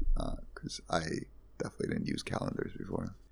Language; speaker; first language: English; non-native, fluent; Spanish